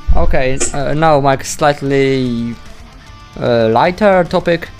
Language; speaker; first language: English; non-native, fluent; Polish